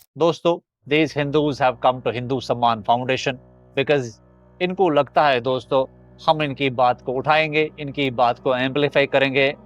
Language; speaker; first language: Hindi; native; Hindi